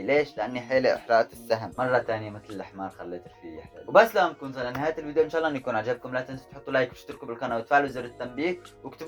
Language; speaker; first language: Arabic; native; Arabic